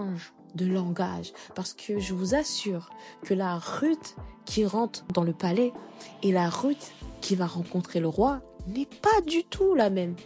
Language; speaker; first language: French; native; French